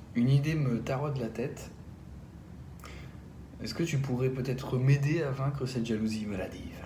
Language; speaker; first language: French; native; French